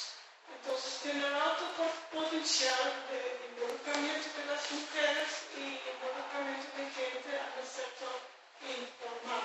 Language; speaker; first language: Spanish; non-native, fluent; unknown